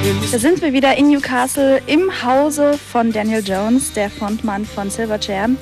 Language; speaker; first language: German; native; German